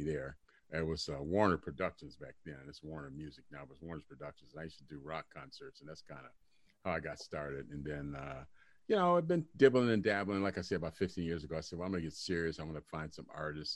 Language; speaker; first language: English; native; English